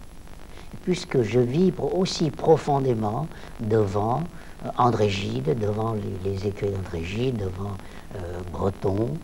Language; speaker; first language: French; non-native, local second language; Vietnamese